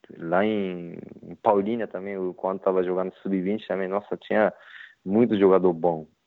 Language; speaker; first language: Portuguese; non-native, learner; Japanese